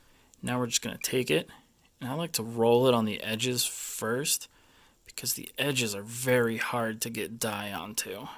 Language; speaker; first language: English; native; English